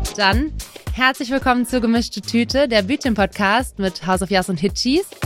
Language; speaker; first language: German; native; German